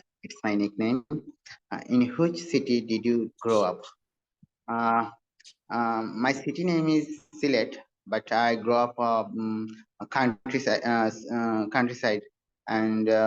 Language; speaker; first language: English; non-native, learner; Bangla